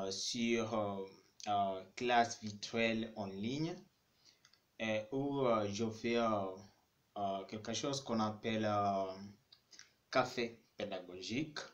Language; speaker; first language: French; non-native, fluent; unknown